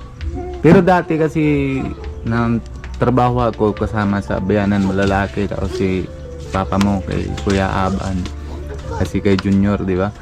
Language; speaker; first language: Filipino; non-native, learner; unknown